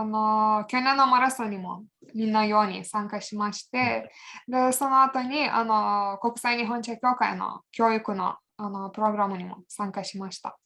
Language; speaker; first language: Japanese; non-native, fluent; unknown